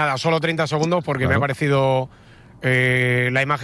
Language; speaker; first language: Spanish; native; Spanish